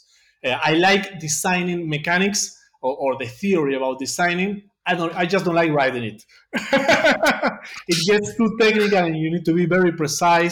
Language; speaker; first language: English; non-native, fluent; Spanish